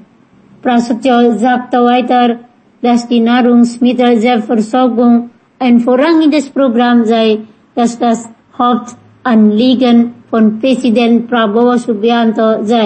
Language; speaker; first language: German; non-native, fluent; Indonesian